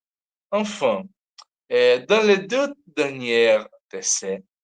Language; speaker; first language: French; non-native, learner; Portuguese